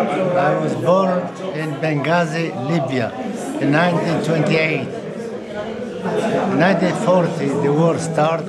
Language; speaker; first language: English; non-native, learner; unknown